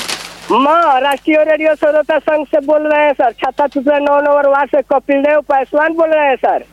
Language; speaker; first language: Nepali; non-native, local second language; Bhojpuri